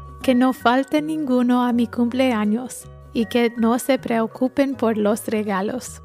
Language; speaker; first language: Spanish; early bilingual, other home language; English